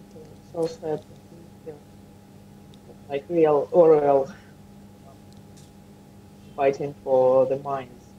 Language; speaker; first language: English; non-native, learner; Ukrainian